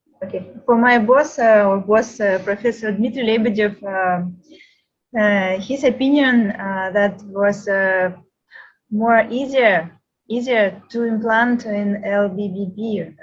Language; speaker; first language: English; non-native, learner; Russian